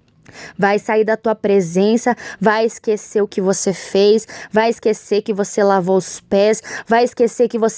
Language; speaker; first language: Portuguese; native; Portuguese